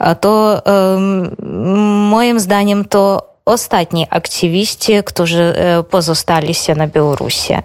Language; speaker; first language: Polish; non-native, fluent; Belarusian